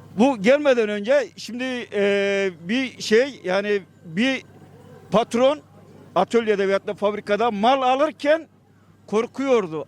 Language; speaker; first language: Turkish; native; Turkish